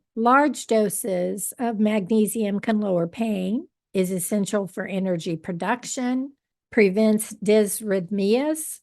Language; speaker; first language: English; native; English